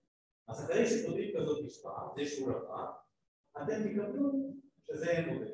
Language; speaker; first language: Hebrew; non-native, fluent; Russian